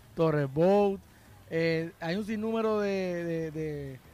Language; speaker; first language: Spanish; native; Spanish